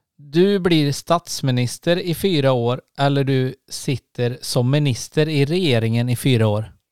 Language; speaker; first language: Swedish; native; Swedish